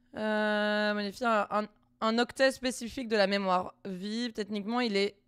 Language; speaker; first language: French; native; French